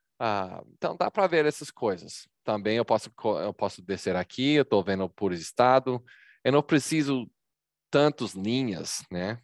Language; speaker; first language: Portuguese; non-native, fluent; English